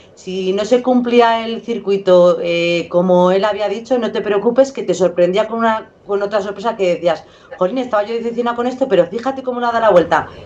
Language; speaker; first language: Spanish; native; Spanish